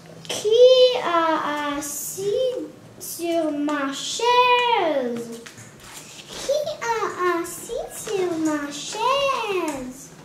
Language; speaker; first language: French; non-native, learner; English